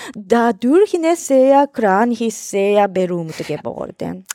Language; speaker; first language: German; non-native, learner; Japanese